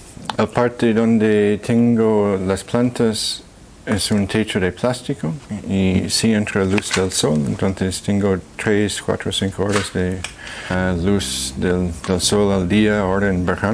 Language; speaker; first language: Spanish; non-native, fluent; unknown